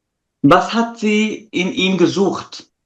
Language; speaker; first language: German; non-native, fluent; Italian